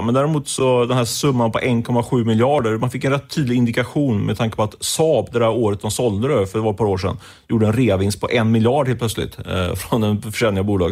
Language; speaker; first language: Swedish; native; Swedish